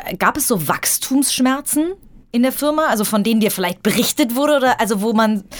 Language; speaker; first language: German; native; German